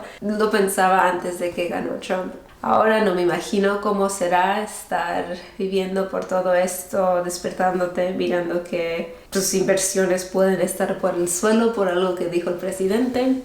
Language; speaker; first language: Spanish; early bilingual, heritage; Spanish